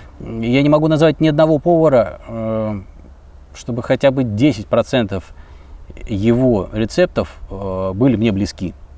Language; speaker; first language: Russian; native; Russian